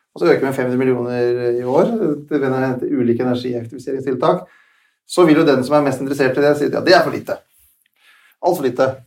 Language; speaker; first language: Norwegian; native; Norwegian